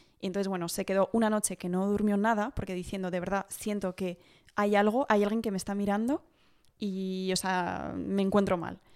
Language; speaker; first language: Spanish; early bilingual, heritage; Spanish